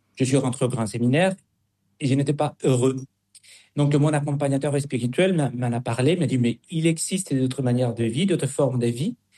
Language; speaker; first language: French; non-native, fluent; Spanish